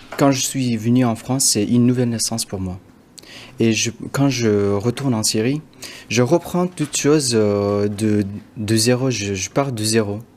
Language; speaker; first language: French; non-native, fluent; Arabic